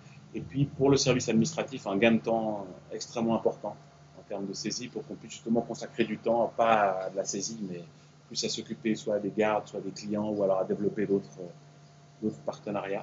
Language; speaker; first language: French; native; French